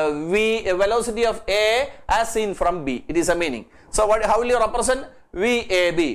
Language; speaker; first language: English; non-native, local second language; Malayalam